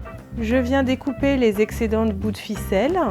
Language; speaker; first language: French; native; French